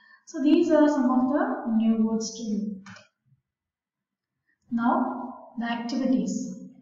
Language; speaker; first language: English; non-native, local second language; Tamil